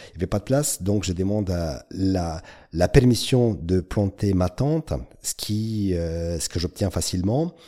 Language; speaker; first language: French; non-native, fluent; Romanian